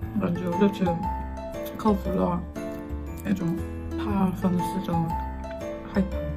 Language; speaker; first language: Chinese; non-native, fluent; Korean